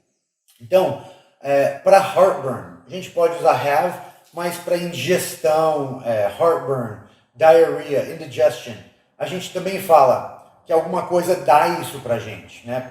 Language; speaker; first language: Portuguese; non-native, fluent; English